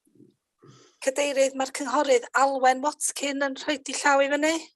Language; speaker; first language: Welsh; native; Welsh